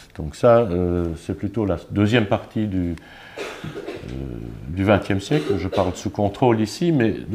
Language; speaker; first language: French; native; French